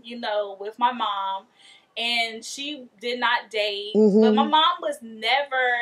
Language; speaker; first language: English; native; English